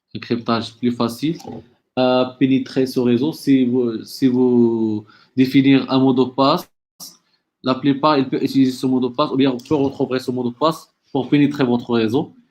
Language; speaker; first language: French; non-native, local second language; Arabic